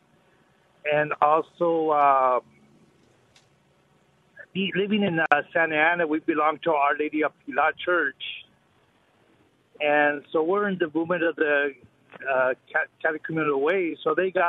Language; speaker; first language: English; native; English